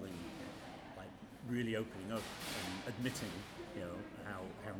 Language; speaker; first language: English; native; English